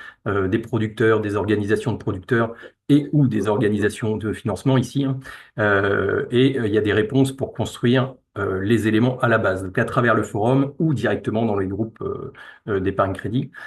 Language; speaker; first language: French; native; French